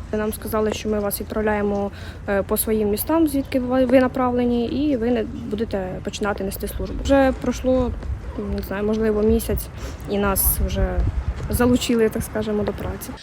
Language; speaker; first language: Ukrainian; native; Ukrainian